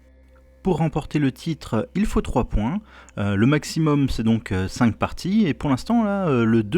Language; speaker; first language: French; native; French